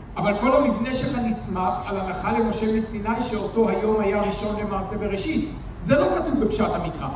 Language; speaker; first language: Hebrew; native; Hebrew